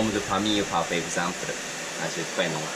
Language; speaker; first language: French; non-native, learner; Japanese